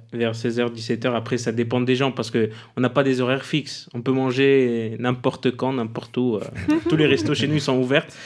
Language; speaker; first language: French; non-native, fluent; Arabic